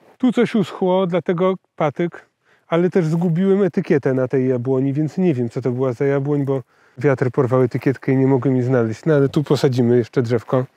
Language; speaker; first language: Polish; native; Polish